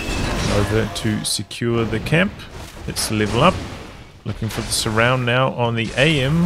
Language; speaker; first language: English; native; English